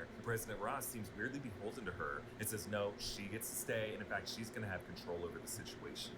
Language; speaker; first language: English; native; English